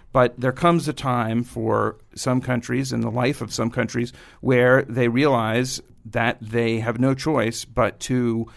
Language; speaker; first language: English; native; English